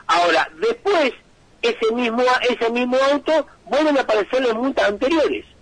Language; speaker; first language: Spanish; native; Spanish